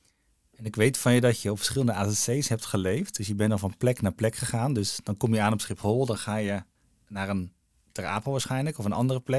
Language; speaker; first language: Dutch; native; Dutch